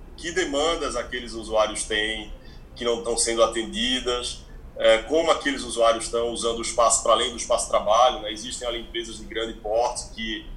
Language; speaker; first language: Portuguese; native; Portuguese